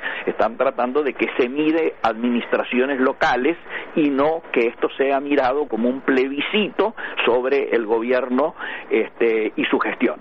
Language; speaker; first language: Spanish; native; Spanish